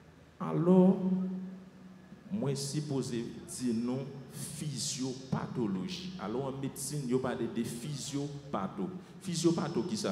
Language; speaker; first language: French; non-native, local second language; Haitian Creole